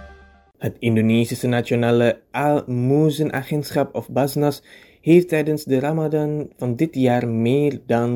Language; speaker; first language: Dutch; non-native, fluent; Indonesian